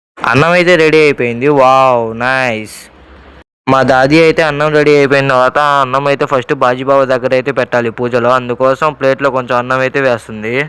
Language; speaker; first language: Telugu; non-native, local second language; Urdu